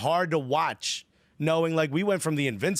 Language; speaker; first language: English; native; English